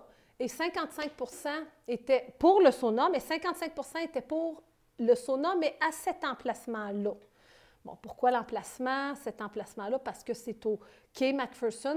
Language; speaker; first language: French; native; French